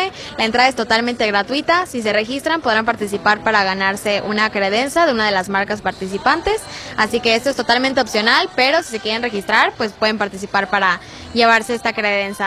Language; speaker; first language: Spanish; native; Spanish